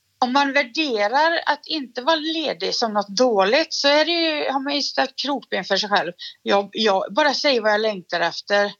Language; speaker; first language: Swedish; native; Swedish